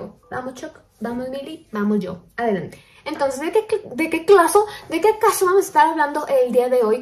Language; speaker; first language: Spanish; native; Spanish